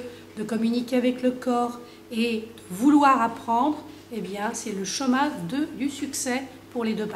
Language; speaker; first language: French; non-native, fluent; Greek